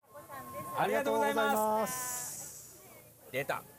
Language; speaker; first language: Japanese; native; Japanese